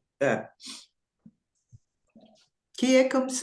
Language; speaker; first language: French; non-native, learner; English